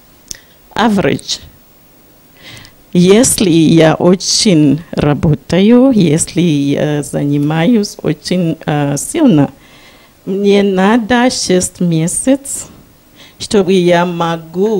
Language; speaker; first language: Russian; non-native, learner; Shona